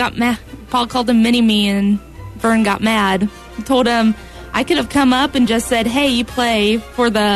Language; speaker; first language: English; native; English